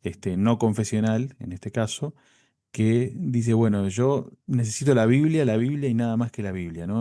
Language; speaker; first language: Spanish; native; Spanish